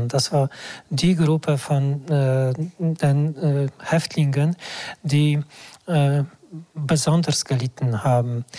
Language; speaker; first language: German; non-native, fluent; Polish